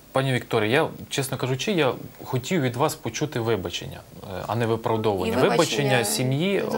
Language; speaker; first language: Ukrainian; native; Ukrainian